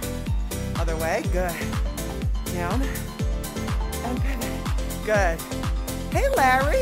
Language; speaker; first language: English; native; English